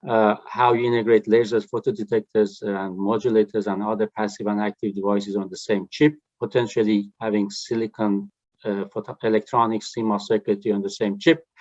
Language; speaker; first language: English; non-native, fluent; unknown